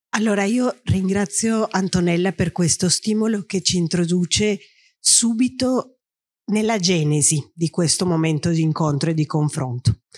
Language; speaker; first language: Italian; non-native, fluent; Spanish